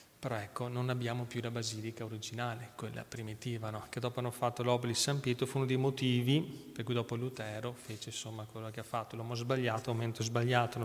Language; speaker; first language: Italian; native; Italian